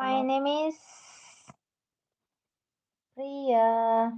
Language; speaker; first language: English; non-native, learner; Kok Borok